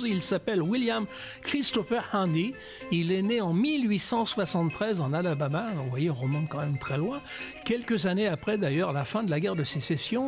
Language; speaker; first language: French; native; French